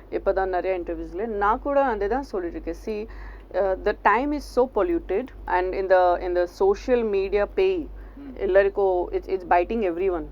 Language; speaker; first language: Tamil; non-native, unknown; Gujarati